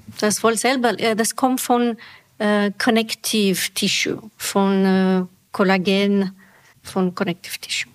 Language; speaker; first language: German; non-native, fluent; Romanian